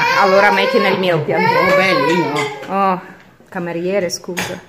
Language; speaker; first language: Italian; non-native, fluent; Russian